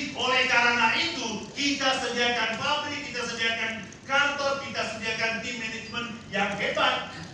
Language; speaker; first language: Indonesian; non-native, fluent; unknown